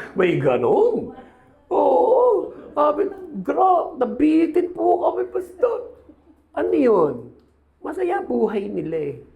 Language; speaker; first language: Filipino; native; Filipino